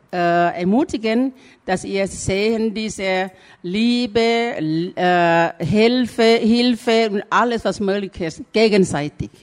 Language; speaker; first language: German; non-native, learner; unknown